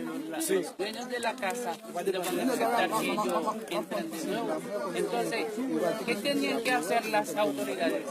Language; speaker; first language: Spanish; non-native, fluent; Haitian Creole